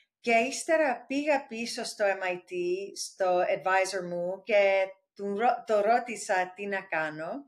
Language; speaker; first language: Greek; early bilingual, heritage; English